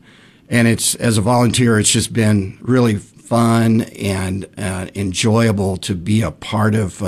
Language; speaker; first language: English; native; English